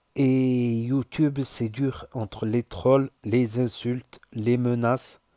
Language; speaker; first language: French; native; French